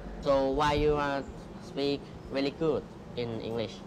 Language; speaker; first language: English; non-native, learner; Thai